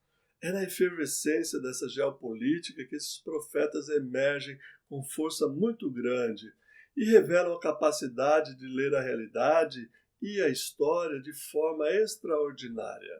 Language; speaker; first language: Portuguese; native; Portuguese